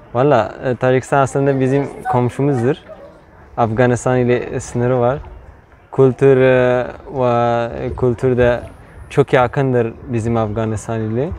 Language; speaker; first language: Turkish; non-native, fluent; Persian